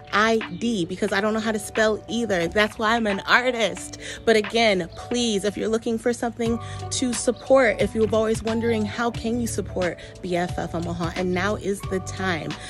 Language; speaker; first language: English; native; English